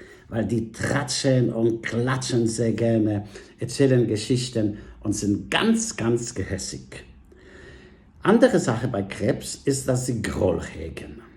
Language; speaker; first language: German; non-native, fluent; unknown